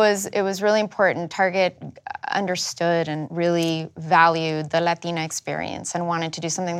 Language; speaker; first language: English; early bilingual, other home language; Spanish